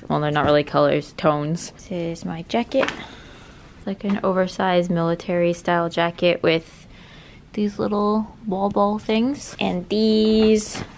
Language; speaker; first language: English; native; English